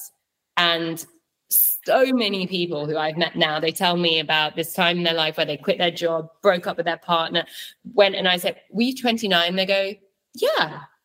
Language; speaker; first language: English; native; English